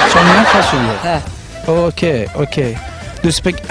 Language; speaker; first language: English; non-native, learner; Turkish